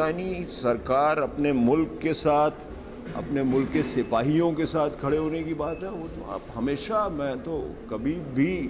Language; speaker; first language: Hindi; native; Hindi